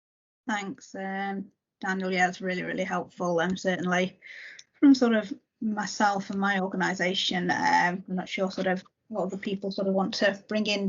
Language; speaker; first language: English; native; English